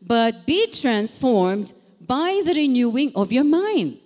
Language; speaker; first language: English; non-native, local second language; Filipino